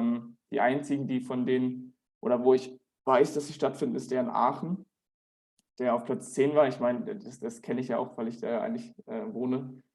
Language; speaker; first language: German; native; German